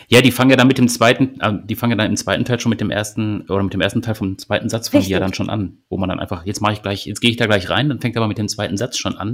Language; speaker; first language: German; native; German